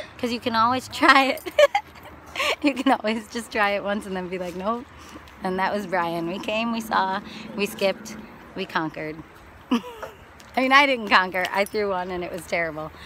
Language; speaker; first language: English; native; English